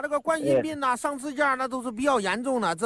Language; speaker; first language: Chinese; native; Chinese